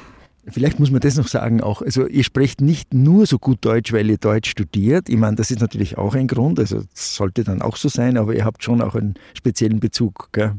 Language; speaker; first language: German; native; German